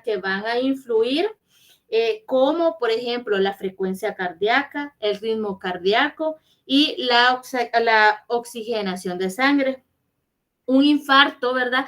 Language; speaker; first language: Spanish; native; Spanish